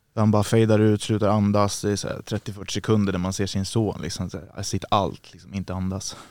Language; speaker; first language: Swedish; native; Swedish